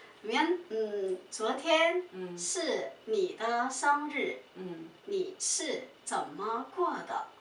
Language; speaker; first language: Chinese; non-native, fluent; Korean